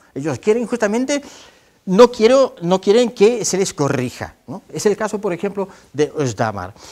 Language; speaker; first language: Spanish; non-native, fluent; Dutch